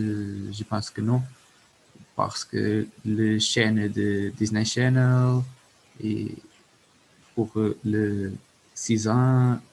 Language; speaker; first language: French; non-native, learner; Portuguese